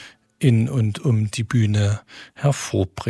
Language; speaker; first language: German; native; German